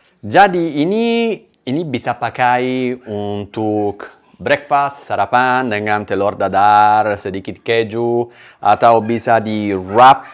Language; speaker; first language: Indonesian; non-native, learner; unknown